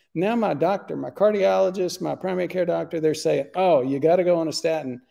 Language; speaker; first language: English; native; English